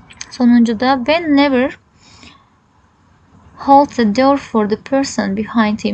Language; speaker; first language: English; non-native, fluent; Azerbaijani